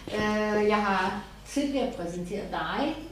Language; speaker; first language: Danish; non-native, fluent; Serbian